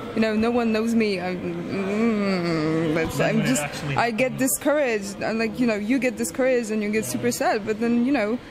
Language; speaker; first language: English; non-native, fluent; Polish